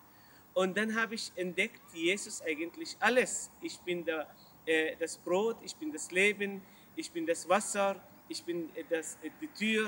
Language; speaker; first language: German; non-native, learner; Arabic